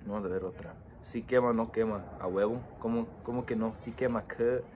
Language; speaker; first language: Spanish; early bilingual, heritage; Spanish